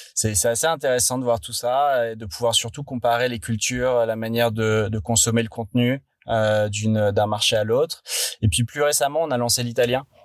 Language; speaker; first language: French; native; French